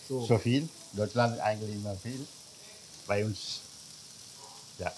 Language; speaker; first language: German; non-native, learner; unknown